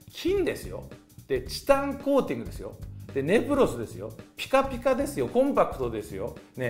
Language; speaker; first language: Japanese; native; Japanese